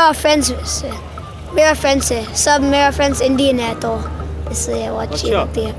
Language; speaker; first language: Hindi; early bilingual, heritage; Urdu